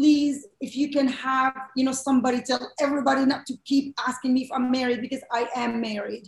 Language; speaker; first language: English; non-native, fluent; Arabic